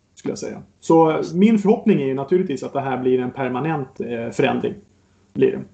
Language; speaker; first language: Swedish; native; Swedish